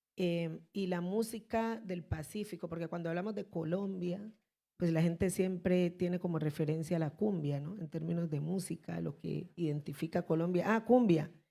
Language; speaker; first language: Spanish; native; Spanish